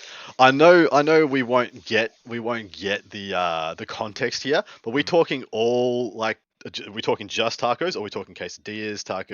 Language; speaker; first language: English; native; English